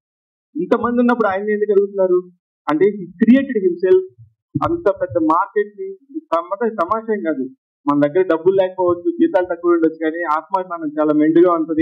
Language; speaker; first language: Telugu; native; Telugu